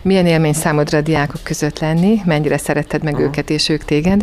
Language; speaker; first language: Hungarian; native; Hungarian